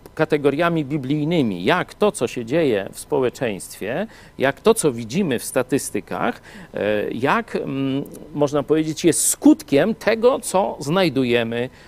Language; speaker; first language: Polish; native; Polish